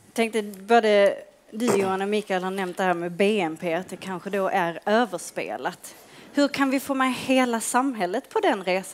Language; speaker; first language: Swedish; native; Swedish